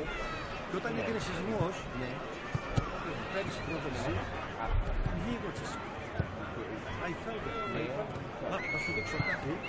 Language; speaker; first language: Greek; early bilingual, heritage; Greek